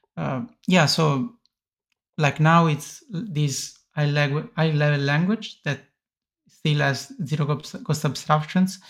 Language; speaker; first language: English; non-native, fluent; Italian